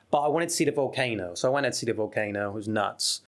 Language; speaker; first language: English; native; English